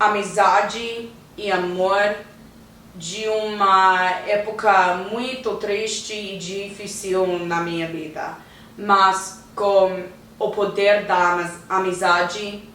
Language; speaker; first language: Portuguese; non-native, learner; English